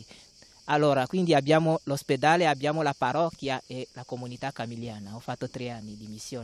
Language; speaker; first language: Italian; non-native, learner; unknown